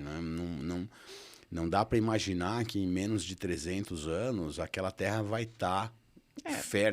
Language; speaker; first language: Portuguese; native; Portuguese